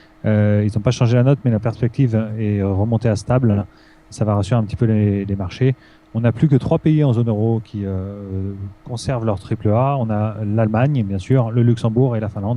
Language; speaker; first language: French; native; French